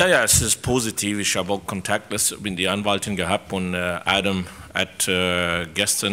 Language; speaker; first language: German; non-native, fluent; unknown